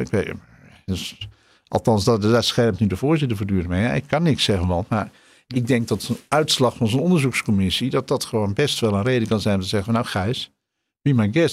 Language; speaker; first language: Dutch; native; Dutch